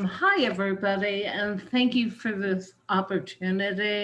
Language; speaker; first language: English; native; English